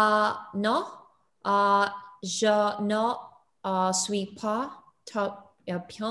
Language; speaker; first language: French; non-native, learner; English